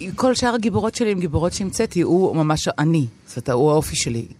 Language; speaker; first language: Hebrew; native; Hebrew